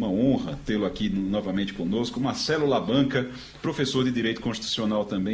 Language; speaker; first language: Portuguese; native; Portuguese